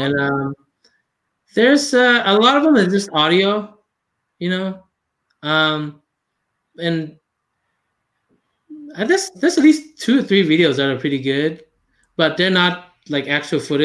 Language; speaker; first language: English; non-native, fluent; Lao